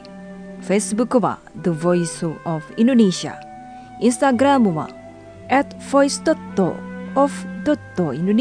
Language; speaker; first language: Japanese; non-native, fluent; Indonesian